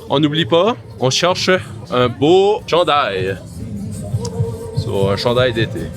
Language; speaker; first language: French; native; French